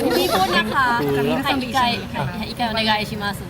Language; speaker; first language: Thai; native; Thai